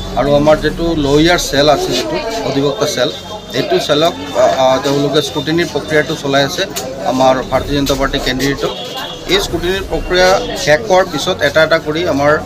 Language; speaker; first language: Assamese; non-native, local second language; Bangla